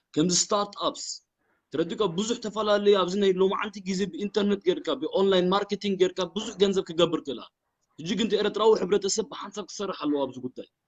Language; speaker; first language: Tigrinya; early bilingual, heritage; Tigrinya